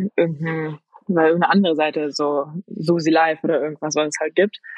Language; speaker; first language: German; native; German